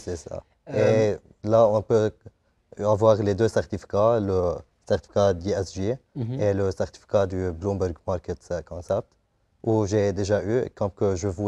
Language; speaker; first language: French; non-native, local second language; Arabic